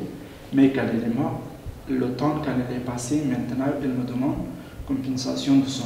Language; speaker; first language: French; non-native, learner; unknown